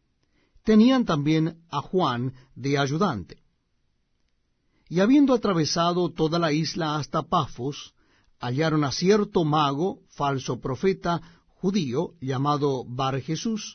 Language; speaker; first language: Spanish; native; Spanish